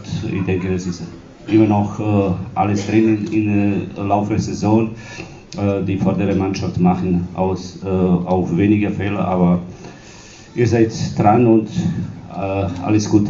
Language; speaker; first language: German; non-native, fluent; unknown